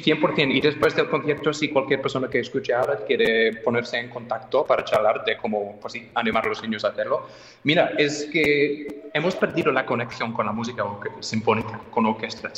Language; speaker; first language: Spanish; non-native, fluent; English